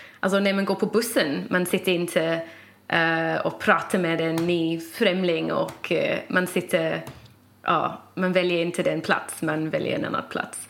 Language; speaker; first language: Swedish; non-native, fluent; English